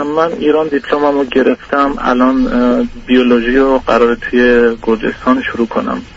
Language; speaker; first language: Persian; non-native, local second language; Georgian